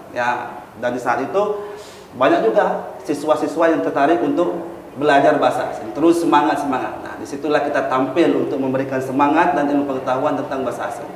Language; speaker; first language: Indonesian; native; Indonesian